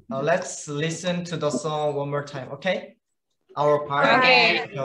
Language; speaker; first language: English; non-native, learner; Korean